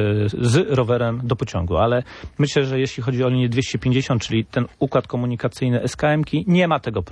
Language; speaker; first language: Polish; native; Polish